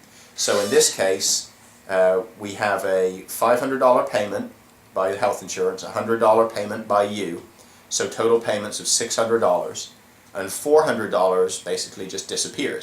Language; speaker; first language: English; native; English